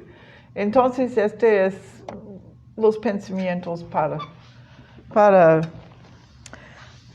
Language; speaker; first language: Spanish; non-native, learner; English